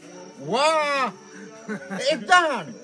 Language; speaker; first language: English; non-native, learner; Italian